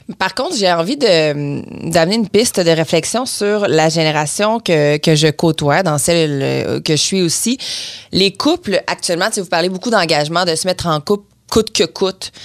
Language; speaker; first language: French; native; French